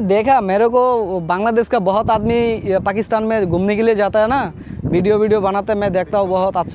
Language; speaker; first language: Hindi; non-native, learner; Bangla